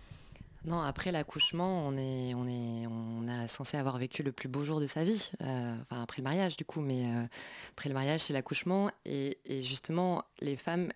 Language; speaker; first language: French; native; French